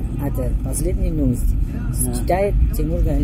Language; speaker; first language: Russian; non-native, local second language; Uzbek